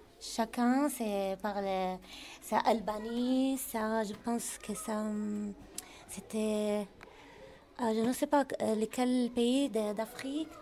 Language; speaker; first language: French; non-native, learner; Arabic